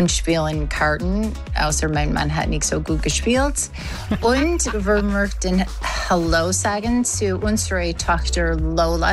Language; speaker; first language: German; non-native, learner; English